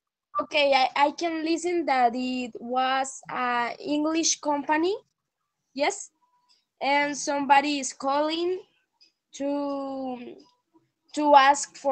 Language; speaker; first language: English; non-native, learner; Spanish